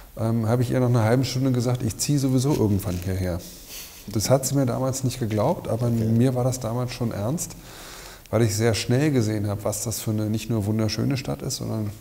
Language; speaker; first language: German; native; German